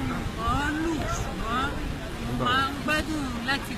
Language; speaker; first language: Yoruba; non-native, fluent; English